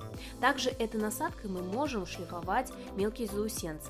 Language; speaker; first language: Russian; native; Russian